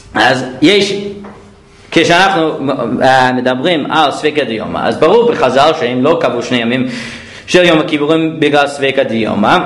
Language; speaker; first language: Hebrew; non-native, fluent; English